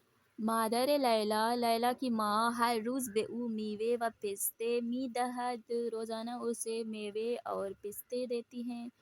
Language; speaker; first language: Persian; non-native, fluent; Urdu